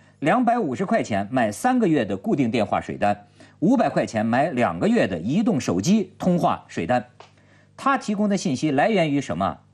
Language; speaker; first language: Chinese; native; Chinese